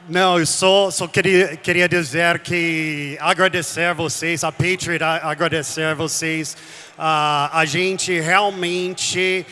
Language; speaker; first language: Portuguese; non-native, fluent; English